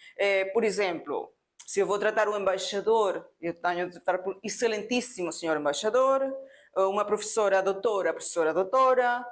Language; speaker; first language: Portuguese; non-native, fluent; Spanish